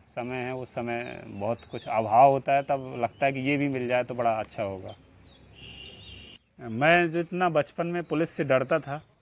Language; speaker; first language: Hindi; native; Hindi